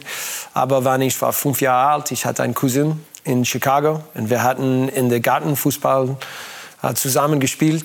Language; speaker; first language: German; non-native, learner; English